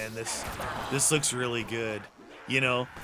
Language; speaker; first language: English; native; English